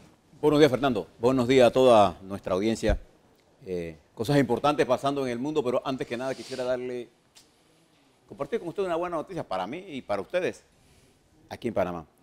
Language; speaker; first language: Spanish; native; Spanish